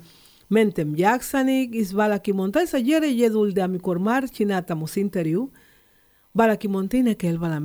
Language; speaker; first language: Hungarian; non-native, learner; Spanish